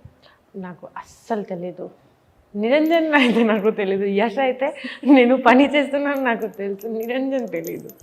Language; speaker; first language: Telugu; non-native, learner; Bangla